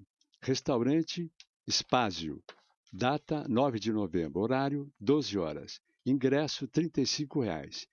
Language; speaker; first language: Portuguese; native; Portuguese